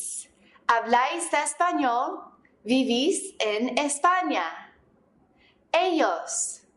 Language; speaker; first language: Spanish; non-native, fluent; English